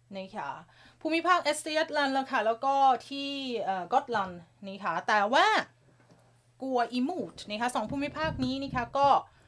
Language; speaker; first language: Thai; native; Thai